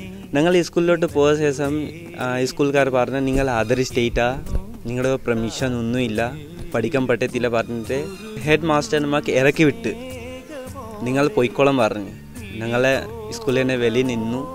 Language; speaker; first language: Malayalam; early bilingual, other home language; Hindi